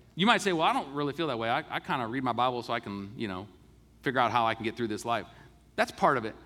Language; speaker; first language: English; native; English